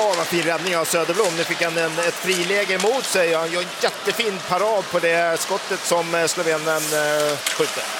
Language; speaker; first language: Swedish; native; Swedish